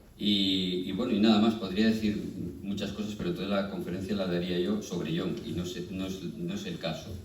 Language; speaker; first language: Spanish; native; Spanish